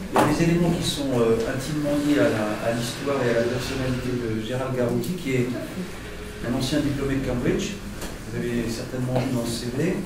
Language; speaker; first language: French; native; French